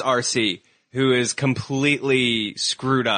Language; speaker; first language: English; native; English